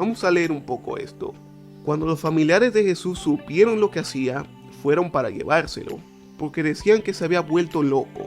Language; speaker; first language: Spanish; native; Spanish